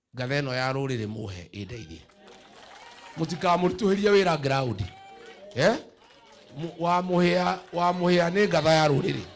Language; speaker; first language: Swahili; non-native, local second language; Kikuyu